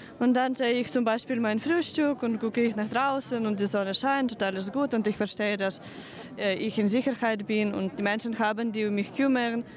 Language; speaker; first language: German; non-native, fluent; Ukrainian